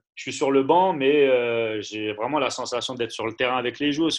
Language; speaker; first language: French; native; French